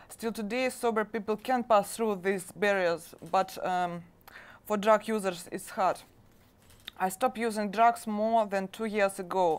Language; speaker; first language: English; non-native, learner; Russian